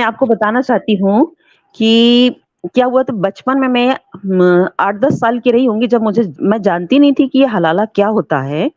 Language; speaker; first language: Hindi; native; Hindi